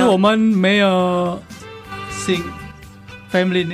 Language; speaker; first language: Chinese; non-native, learner; Balinese